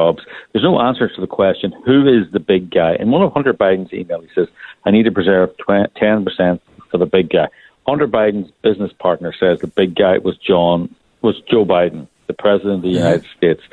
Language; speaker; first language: English; native; English